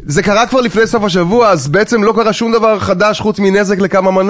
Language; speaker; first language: Hebrew; native; Hebrew